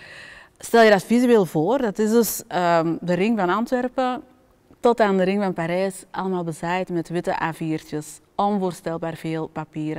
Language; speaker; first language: Dutch; native; Dutch